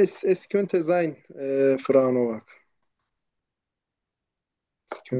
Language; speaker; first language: German; non-native, learner; Turkish